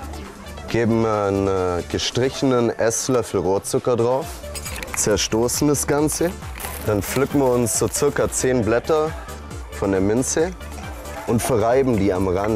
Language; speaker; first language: German; native; German